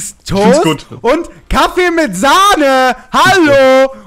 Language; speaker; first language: German; native; German